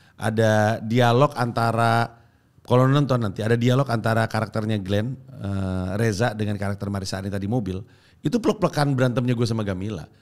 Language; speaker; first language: Indonesian; native; Indonesian